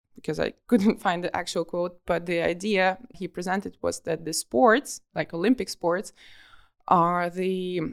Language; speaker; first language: English; non-native, fluent; Russian